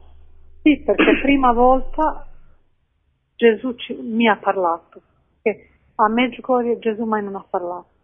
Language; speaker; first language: Italian; non-native, fluent; Croatian